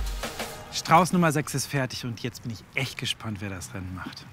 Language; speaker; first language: German; native; German